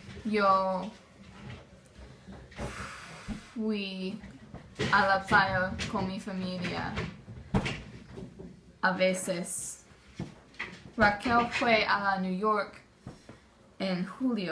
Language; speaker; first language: Spanish; non-native, learner; English